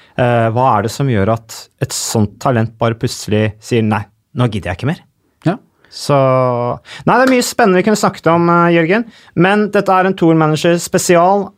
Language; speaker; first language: Norwegian; native; Norwegian